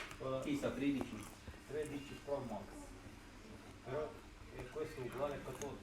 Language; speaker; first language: Italian; non-native, learner; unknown